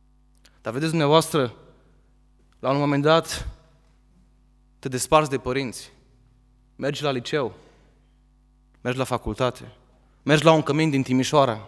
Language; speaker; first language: Romanian; native; Romanian